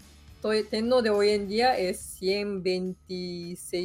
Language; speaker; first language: Spanish; non-native, fluent; Japanese